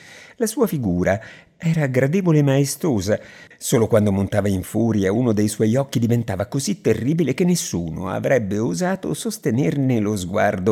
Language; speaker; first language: Italian; native; Italian